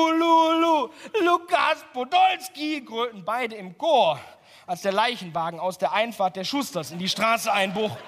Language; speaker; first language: German; native; German